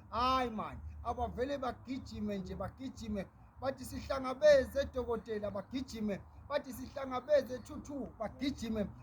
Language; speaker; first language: Zulu; native; Zulu